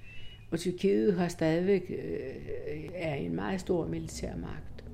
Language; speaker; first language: Danish; non-native, fluent; Greek